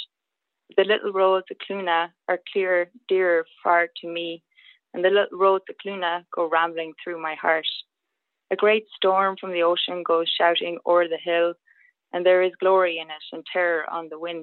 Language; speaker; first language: English; native; English